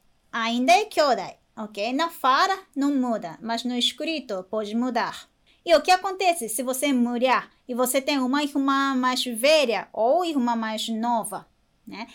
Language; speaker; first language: Portuguese; non-native, fluent; Japanese